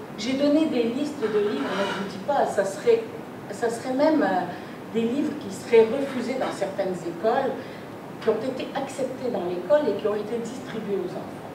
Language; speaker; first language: French; native; French